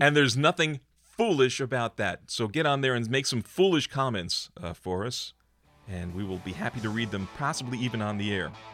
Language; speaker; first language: English; native; English